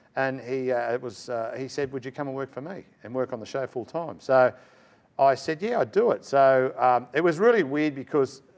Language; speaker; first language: English; native; English